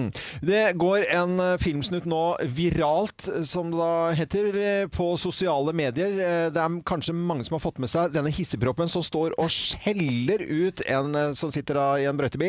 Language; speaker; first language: Norwegian; native; Norwegian